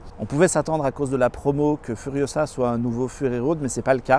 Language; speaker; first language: French; native; French